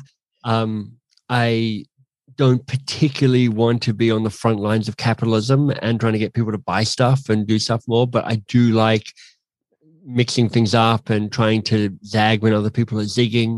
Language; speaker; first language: English; native; English